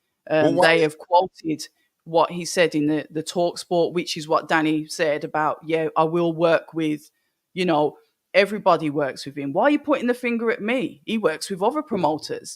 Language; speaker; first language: English; native; English